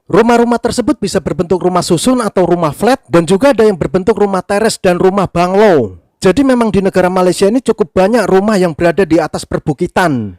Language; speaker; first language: Indonesian; native; Indonesian